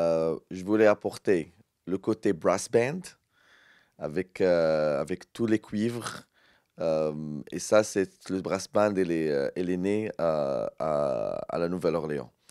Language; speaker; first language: French; non-native, local second language; Arabic